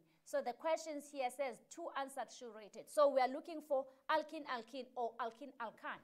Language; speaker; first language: English; non-native, local second language; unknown